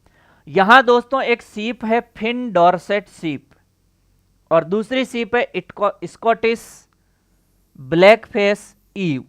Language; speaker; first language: Hindi; native; Hindi